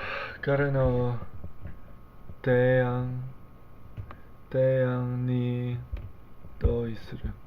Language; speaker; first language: Japanese; non-native, learner; English